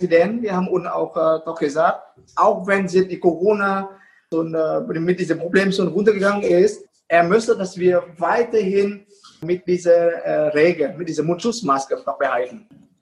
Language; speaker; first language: German; non-native, fluent; Vietnamese